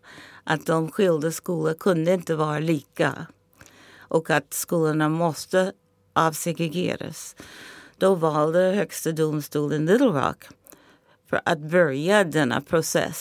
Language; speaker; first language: Swedish; non-native, fluent; English